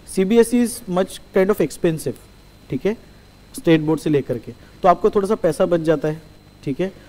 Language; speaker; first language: Hindi; non-native, local second language; Marathi